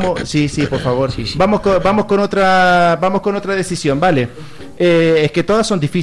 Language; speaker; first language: Spanish; native; Spanish